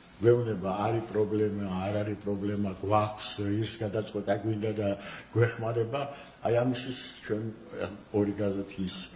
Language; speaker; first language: Georgian; non-native, local second language; Azerbaijani